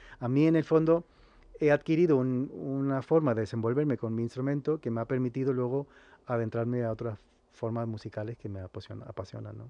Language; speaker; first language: Spanish; early bilingual, heritage; Spanish